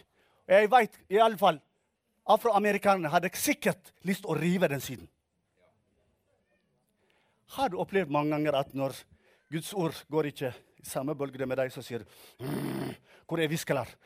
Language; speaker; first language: Norwegian; non-native, fluent; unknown